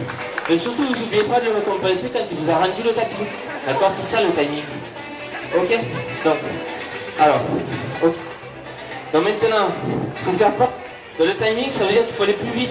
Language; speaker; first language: French; native; French